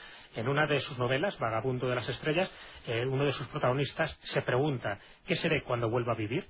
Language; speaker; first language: Spanish; native; Spanish